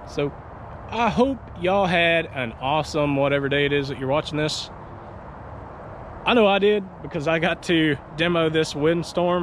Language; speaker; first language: English; native; English